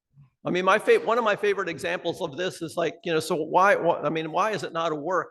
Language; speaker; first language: English; native; English